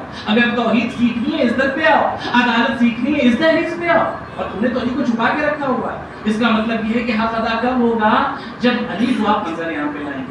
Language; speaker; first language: Urdu; native; Urdu